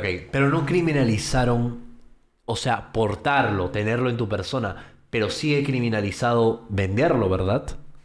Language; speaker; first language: Spanish; early bilingual, heritage; Spanish